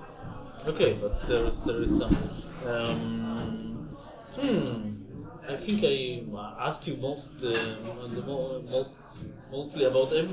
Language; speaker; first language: English; non-native, fluent; Polish